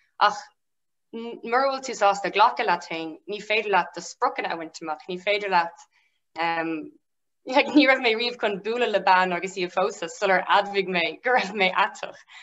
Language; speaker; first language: Irish; non-native, local second language; English